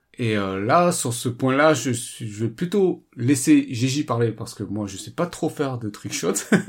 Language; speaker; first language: French; native; French